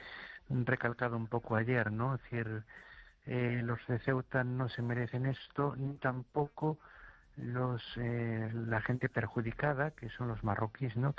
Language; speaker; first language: Spanish; native; Spanish